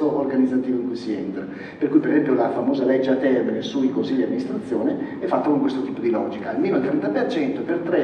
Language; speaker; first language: Italian; native; Italian